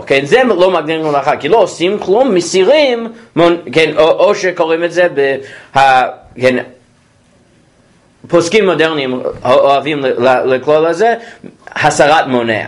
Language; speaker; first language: Hebrew; non-native, fluent; English